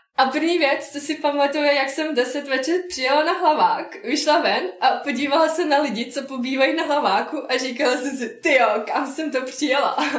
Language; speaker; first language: Czech; non-native, fluent; Bosnian